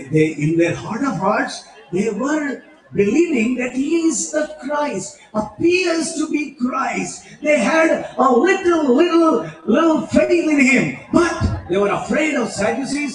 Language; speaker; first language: English; non-native, local second language; Telugu